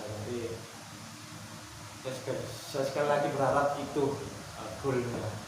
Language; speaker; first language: Indonesian; native; Indonesian